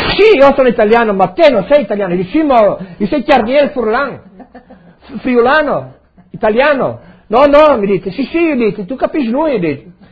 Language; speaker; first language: Italian; non-native, learner; Friulian